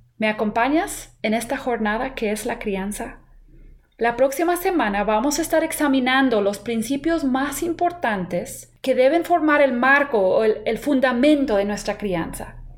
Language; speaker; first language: Spanish; non-native, fluent; English